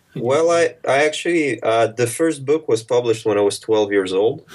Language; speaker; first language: English; early bilingual, other home language; Russian